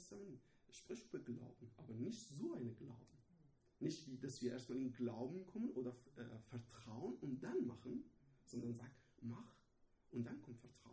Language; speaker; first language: German; non-native, learner; Persian